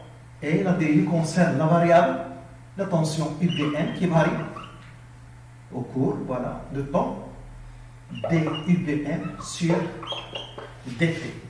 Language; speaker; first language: French; non-native, local second language; Arabic